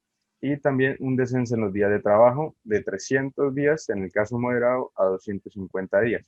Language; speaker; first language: Spanish; native; Spanish